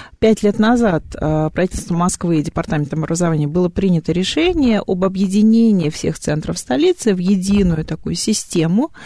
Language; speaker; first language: Russian; native; Russian